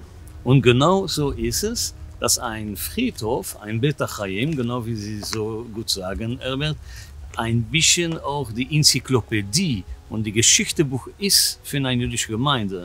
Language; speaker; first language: German; non-native, fluent; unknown